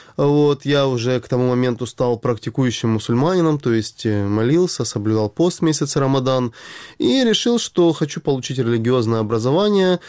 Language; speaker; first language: Russian; native; Russian